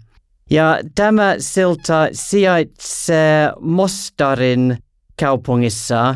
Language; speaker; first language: Finnish; non-native, learner; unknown